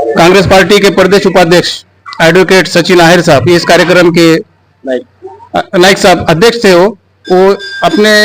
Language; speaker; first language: Hindi; non-native, local second language; Urdu